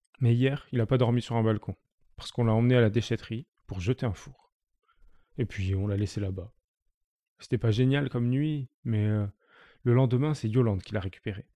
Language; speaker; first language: French; native; French